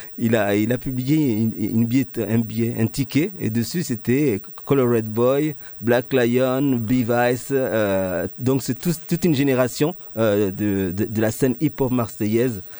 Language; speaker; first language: French; early bilingual, other home language; Ngazidja Comorian